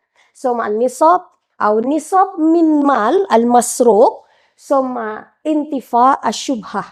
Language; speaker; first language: Arabic; non-native, fluent; Indonesian